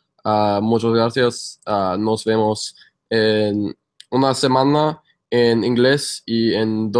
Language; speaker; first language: Spanish; non-native, fluent; English